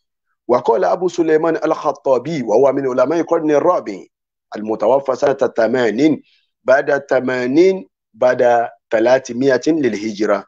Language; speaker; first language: Arabic; non-native, fluent; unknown